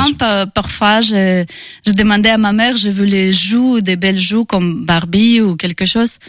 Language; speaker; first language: French; non-native, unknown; Russian